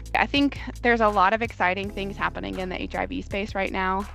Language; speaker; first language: English; native; English